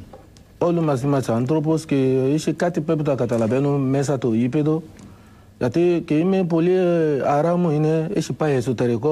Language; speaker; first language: Greek; non-native, learner; Yoruba